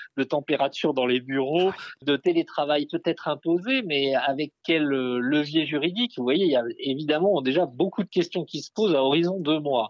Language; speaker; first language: French; native; French